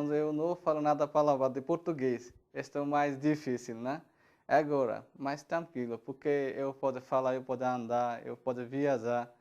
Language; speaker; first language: Portuguese; non-native, learner; Bangla